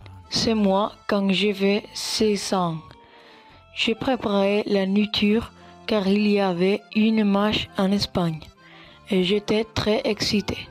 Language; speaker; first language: French; non-native, learner; Spanish